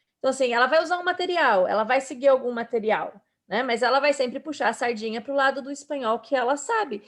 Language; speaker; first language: Portuguese; native; Portuguese